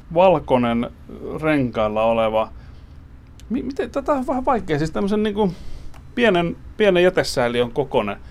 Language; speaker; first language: Finnish; native; Finnish